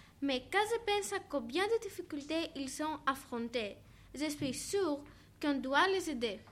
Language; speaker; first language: French; non-native, learner; Greek